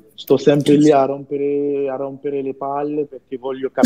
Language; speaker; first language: Italian; non-native, fluent; French